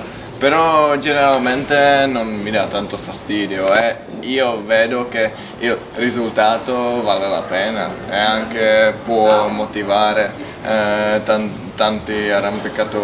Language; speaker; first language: Italian; non-native, fluent; Czech